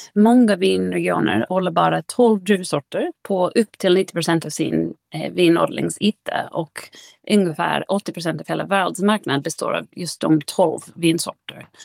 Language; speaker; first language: Swedish; non-native, fluent; English